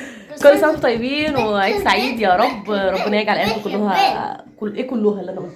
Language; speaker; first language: Arabic; native; Arabic